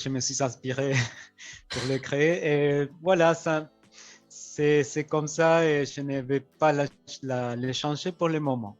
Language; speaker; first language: French; non-native, fluent; Spanish